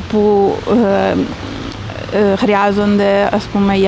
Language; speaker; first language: Greek; early bilingual, heritage; Greek